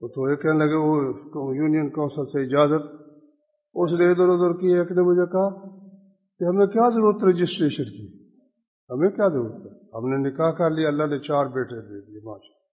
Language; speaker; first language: Urdu; non-native, local second language; Punjabi